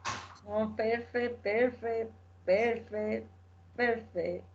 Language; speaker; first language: English; non-native, learner; Spanish